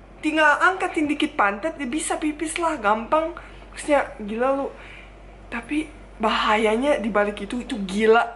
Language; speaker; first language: Indonesian; non-native, fluent; Bosnian